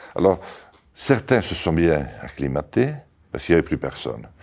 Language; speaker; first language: French; non-native, local second language; Occitan